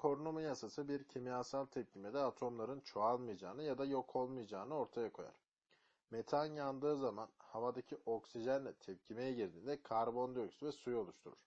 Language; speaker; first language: Turkish; native; Turkish